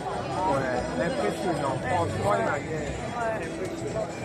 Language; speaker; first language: French; non-native, local second language; Morisyen